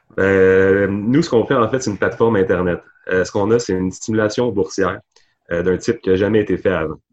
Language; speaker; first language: French; native; French